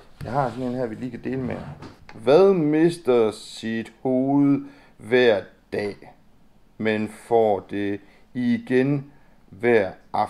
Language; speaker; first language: Danish; native; Danish